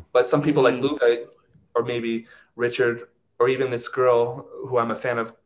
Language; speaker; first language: English; native; English